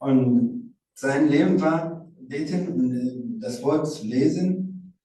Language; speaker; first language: German; non-native, learner; Rundi